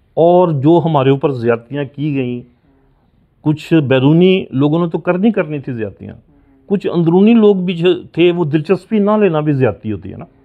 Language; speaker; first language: Urdu; non-native, local second language; Punjabi